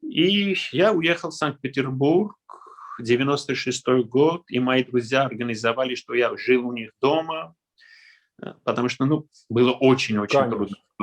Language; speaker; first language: Russian; non-native, local second language; Armenian